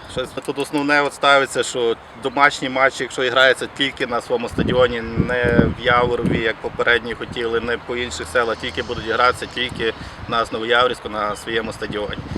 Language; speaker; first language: Ukrainian; native; Ukrainian